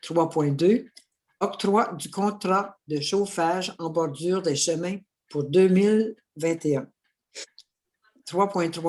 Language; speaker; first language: French; native; French